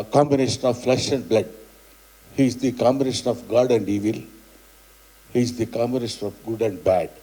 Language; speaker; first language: English; non-native, local second language; Telugu